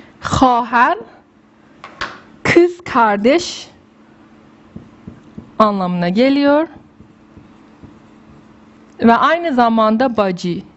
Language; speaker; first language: Turkish; non-native, fluent; Persian